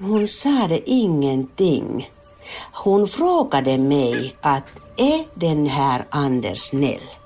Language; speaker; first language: Swedish; non-native, learner; Finnish